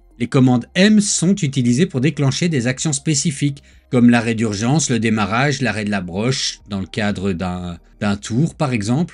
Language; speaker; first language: French; native; French